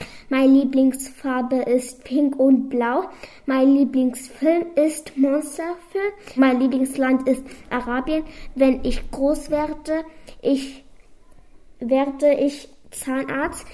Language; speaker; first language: German; non-native, local second language; Arabic